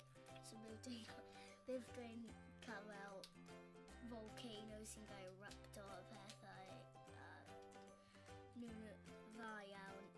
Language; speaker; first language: Welsh; non-native, local second language; English